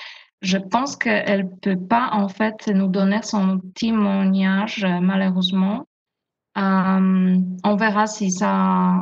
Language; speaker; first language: French; non-native, fluent; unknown